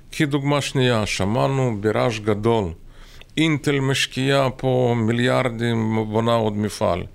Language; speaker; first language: Hebrew; non-native, fluent; Russian